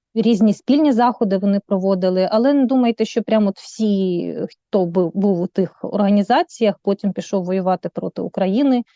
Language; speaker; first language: Ukrainian; native; Ukrainian